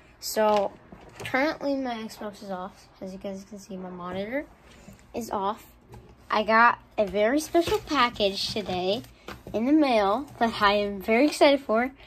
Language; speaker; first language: English; native; English